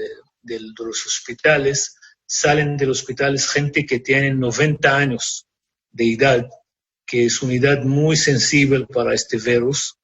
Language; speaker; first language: Spanish; non-native, fluent; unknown